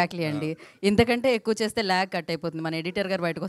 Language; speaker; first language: Telugu; native; Telugu